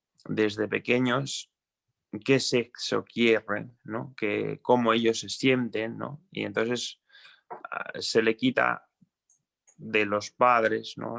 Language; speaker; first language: Spanish; non-native, fluent; Croatian